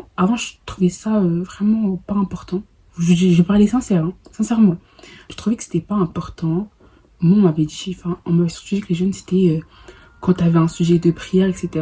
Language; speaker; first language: French; early bilingual, other home language; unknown